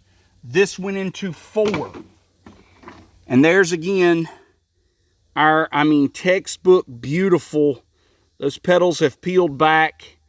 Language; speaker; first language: English; native; English